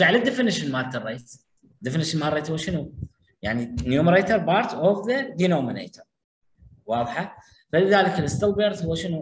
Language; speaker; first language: Arabic; native; Arabic